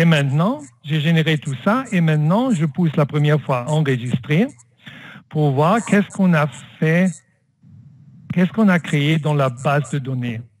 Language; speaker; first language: French; non-native, fluent; German